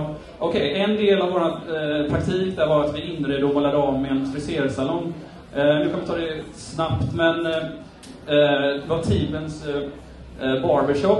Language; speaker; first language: Swedish; native; Swedish